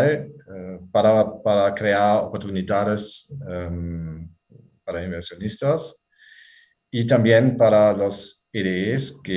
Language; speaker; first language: Spanish; non-native, fluent; German